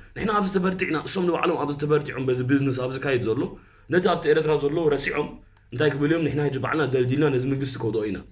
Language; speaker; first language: Tigrinya; early bilingual, heritage; Tigrinya